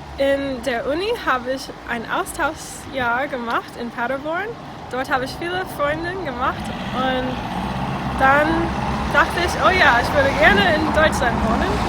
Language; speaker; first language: German; non-native, fluent; English